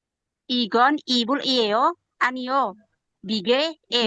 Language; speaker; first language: Korean; non-native, learner; Indonesian